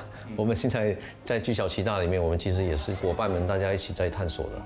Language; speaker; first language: Chinese; native; Chinese